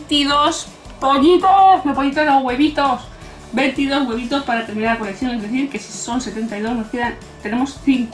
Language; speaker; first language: Spanish; native; Spanish